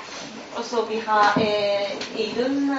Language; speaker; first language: Norwegian; non-native, fluent; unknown